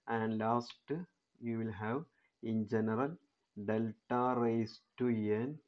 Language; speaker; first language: English; non-native, local second language; Malayalam